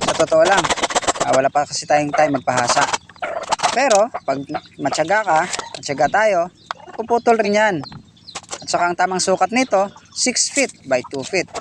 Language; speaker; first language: Filipino; non-native, local second language; Cebuano